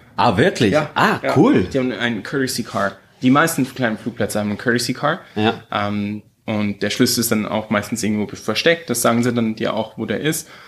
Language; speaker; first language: German; early bilingual, heritage; German